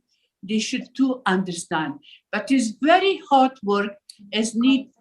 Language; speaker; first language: English; non-native, learner; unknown